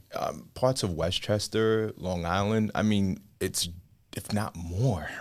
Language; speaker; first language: English; native; English